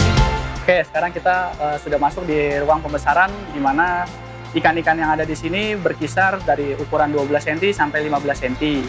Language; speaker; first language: Indonesian; native; Indonesian